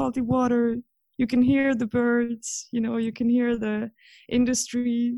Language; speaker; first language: English; non-native, fluent; Swedish